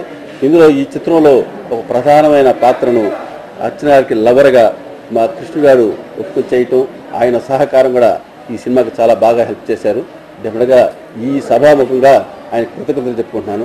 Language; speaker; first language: Telugu; native; Telugu